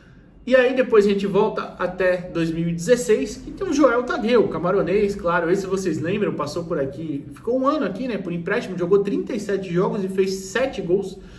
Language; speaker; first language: Portuguese; native; Portuguese